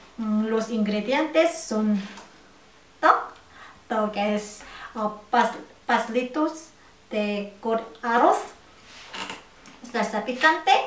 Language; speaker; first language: Spanish; non-native, learner; Korean